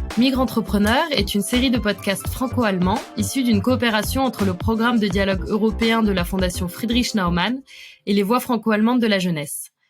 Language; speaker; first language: French; native; French